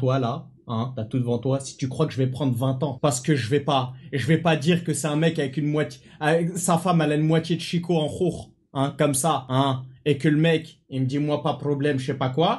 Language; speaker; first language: French; native; French